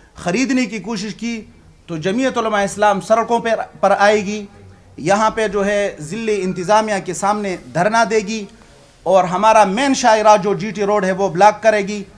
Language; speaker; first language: Urdu; non-native, local second language; Pashto